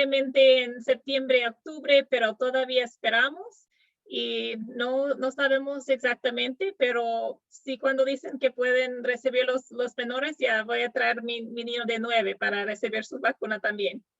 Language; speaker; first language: Spanish; non-native, fluent; English